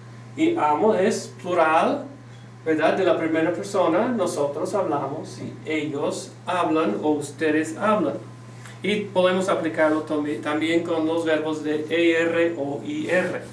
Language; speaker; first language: Spanish; non-native, fluent; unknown